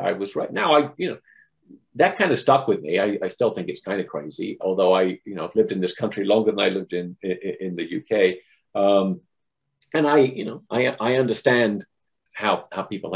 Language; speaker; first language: English; native; English